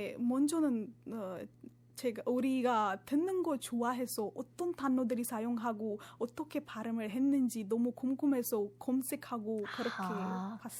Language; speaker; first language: Korean; non-native, fluent; Marathi